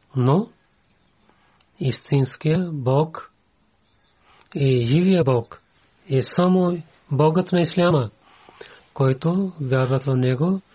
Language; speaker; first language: Bulgarian; non-native, learner; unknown